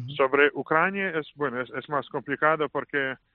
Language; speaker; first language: Spanish; non-native, fluent; Russian